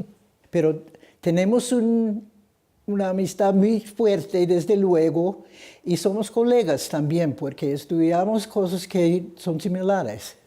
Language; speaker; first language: Spanish; non-native, fluent; English